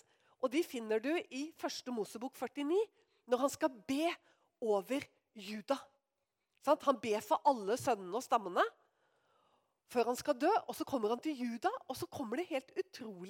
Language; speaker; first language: Norwegian; native; Norwegian